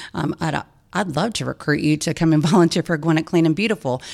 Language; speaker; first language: English; native; English